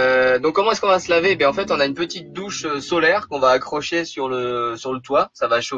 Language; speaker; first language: French; native; French